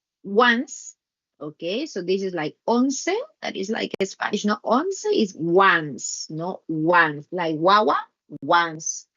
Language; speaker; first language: English; non-native, learner; Spanish